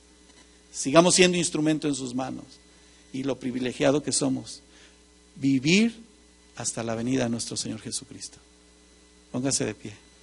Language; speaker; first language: Spanish; native; Spanish